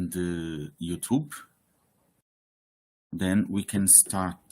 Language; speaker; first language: English; non-native, fluent; Portuguese